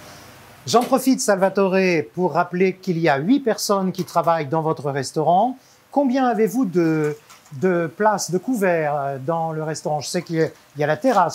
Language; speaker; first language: French; native; French